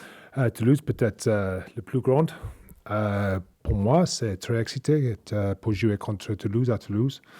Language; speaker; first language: French; non-native, learner; English